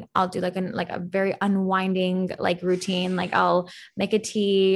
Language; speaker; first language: English; native; English